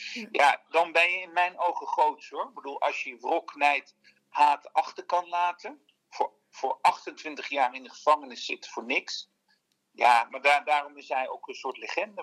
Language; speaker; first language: Dutch; early bilingual, other home language; Turkish